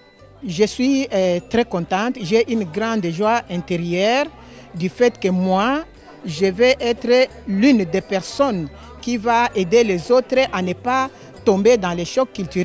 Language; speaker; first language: French; non-native, fluent; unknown